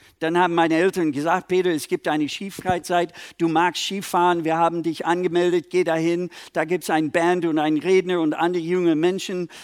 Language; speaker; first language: German; non-native, fluent; English